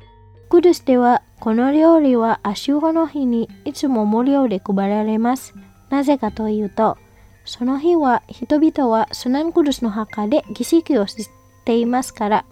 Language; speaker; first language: Japanese; non-native, fluent; Indonesian